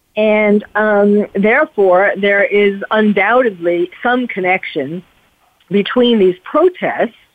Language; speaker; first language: English; native; English